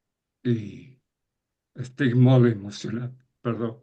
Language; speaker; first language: Catalan; non-native, fluent; Spanish